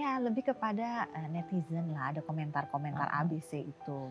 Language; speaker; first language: Indonesian; native; Indonesian